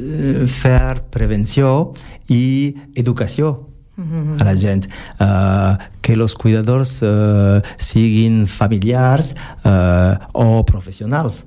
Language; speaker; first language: Catalan; non-native, learner; French